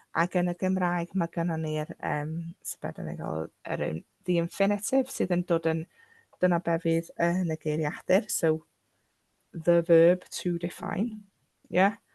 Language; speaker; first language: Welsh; non-native, local second language; English